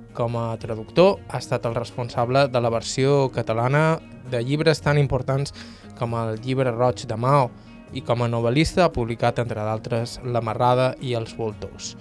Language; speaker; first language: Catalan; native; Catalan